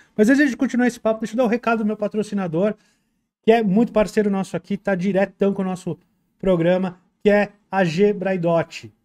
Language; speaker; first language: Portuguese; native; Portuguese